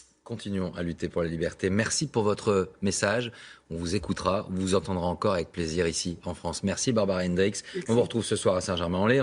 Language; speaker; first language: French; native; French